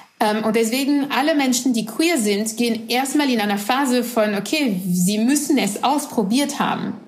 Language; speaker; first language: German; non-native, fluent; French